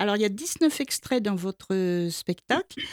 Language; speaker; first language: French; native; French